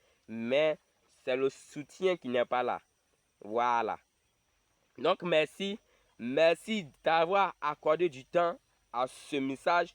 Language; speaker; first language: French; non-native, local second language; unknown